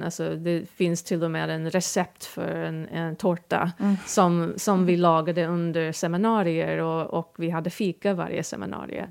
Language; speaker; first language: Swedish; non-native, fluent; English